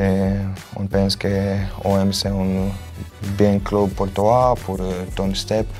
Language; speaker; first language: French; non-native, learner; Croatian